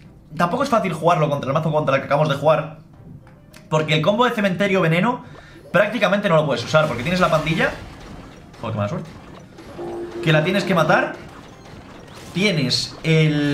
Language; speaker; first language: Spanish; native; Spanish